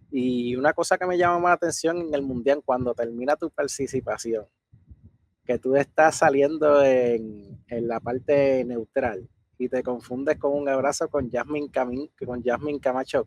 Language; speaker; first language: Spanish; native; Spanish